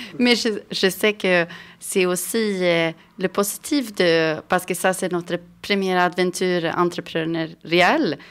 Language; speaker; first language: French; non-native, fluent; Swedish